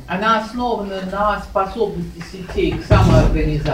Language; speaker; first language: Russian; native; Russian